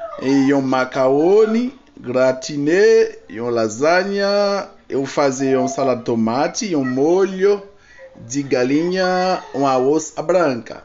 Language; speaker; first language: Portuguese; non-native, learner; Haitian Creole